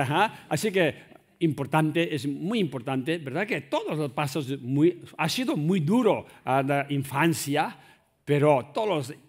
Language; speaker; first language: Spanish; non-native, learner; Tibetan